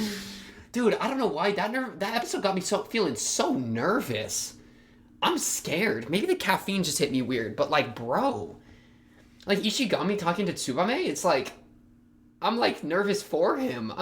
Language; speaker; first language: English; native; English